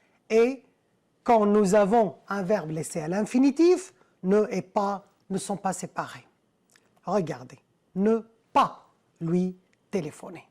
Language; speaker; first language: French; non-native, fluent; Arabic